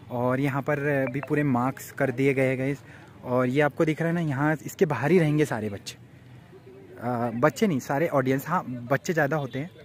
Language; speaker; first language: Hindi; native; Hindi